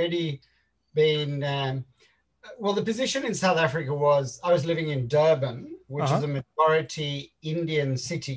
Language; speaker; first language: English; native; English